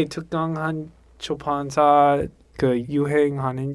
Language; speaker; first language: Korean; non-native, learner; English